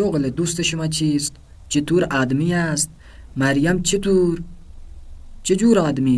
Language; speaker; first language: Persian; non-native, fluent; Urdu